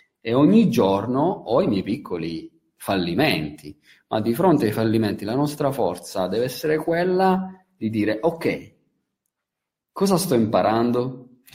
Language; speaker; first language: Italian; native; Italian